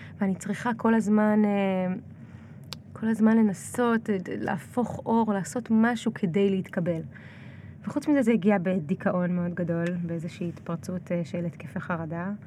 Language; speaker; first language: Hebrew; early bilingual, other home language; Russian